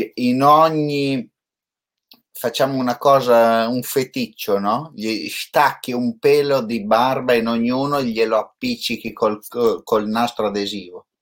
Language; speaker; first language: Italian; native; Italian